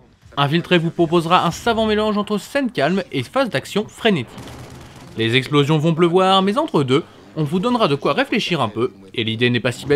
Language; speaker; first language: French; native; French